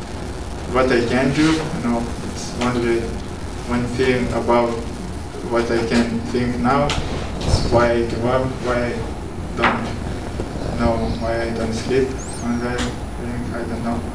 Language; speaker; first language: English; non-native, learner; Lithuanian